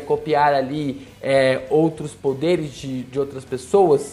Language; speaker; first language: Portuguese; native; Portuguese